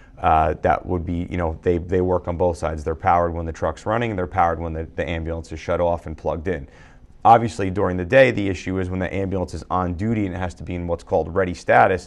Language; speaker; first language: English; native; English